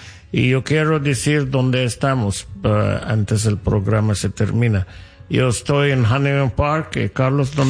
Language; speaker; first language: Spanish; non-native, fluent; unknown